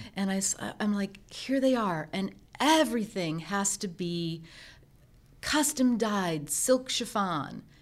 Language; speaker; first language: English; native; English